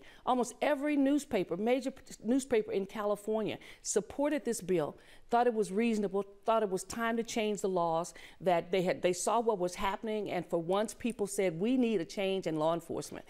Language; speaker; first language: English; native; English